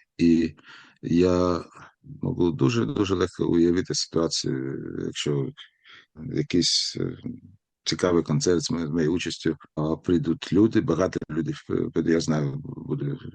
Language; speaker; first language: Ukrainian; non-native, local second language; Russian